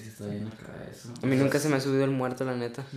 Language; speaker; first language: Spanish; native; Spanish